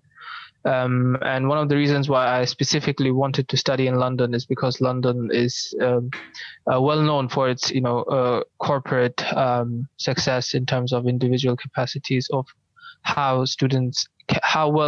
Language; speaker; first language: English; non-native, local second language; Bangla